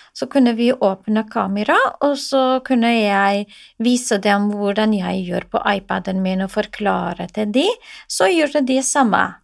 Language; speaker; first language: Norwegian; non-native, fluent; Assyrian Neo-Aramaic